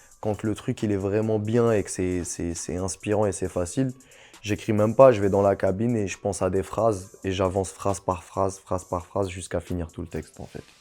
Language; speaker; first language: French; non-native, local second language; Arabic